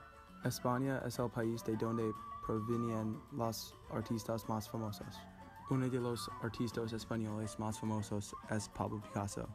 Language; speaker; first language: Spanish; non-native, learner; English